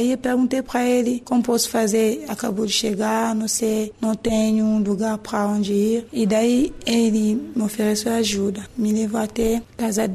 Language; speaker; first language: Portuguese; non-native, fluent; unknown